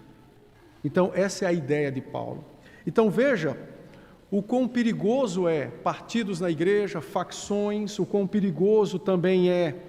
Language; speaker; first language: Portuguese; native; Portuguese